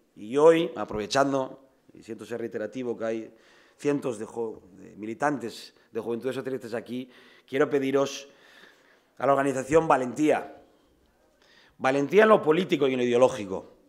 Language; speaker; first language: Spanish; native; Spanish